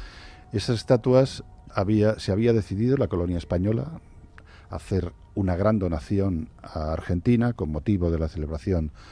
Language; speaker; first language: Spanish; native; Spanish